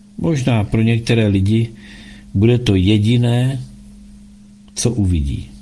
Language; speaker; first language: Czech; native; Czech